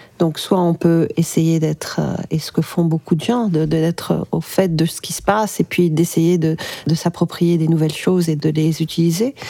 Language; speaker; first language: French; early bilingual, other home language; Arabic